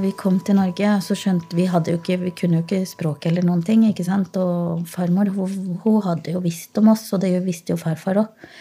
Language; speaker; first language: Norwegian; early bilingual, other home language; Portuguese